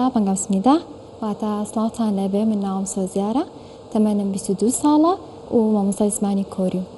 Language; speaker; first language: Central Kurdish; native; Central Kurdish